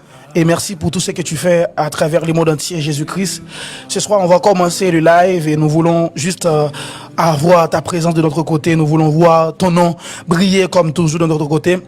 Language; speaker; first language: French; non-native, local second language; Haitian Creole